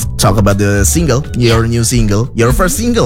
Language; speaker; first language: English; non-native, learner; Indonesian